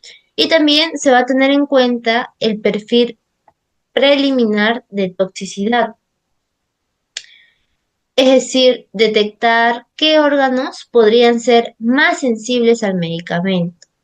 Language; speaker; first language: Spanish; native; Spanish